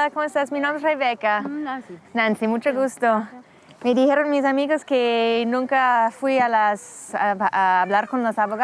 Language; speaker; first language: Spanish; non-native, fluent; English